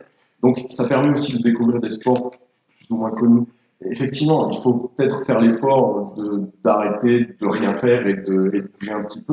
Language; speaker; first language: French; native; French